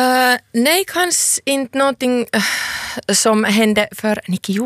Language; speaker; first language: Swedish; non-native, local second language; Finnish